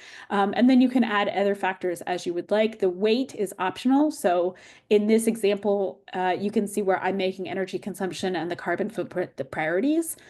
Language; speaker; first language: English; native; English